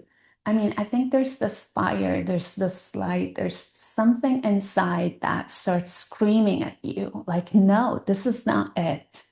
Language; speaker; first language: English; non-native, fluent; Italian